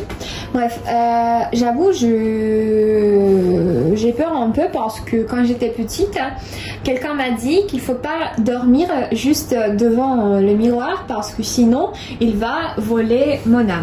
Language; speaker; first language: French; non-native, fluent; Russian